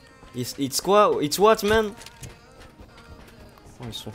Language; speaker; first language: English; non-native, learner; French